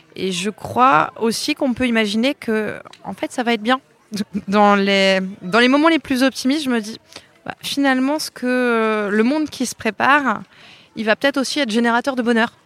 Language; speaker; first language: French; native; French